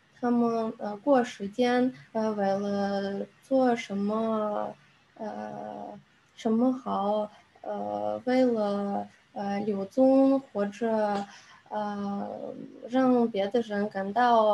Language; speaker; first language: Chinese; non-native, learner; Russian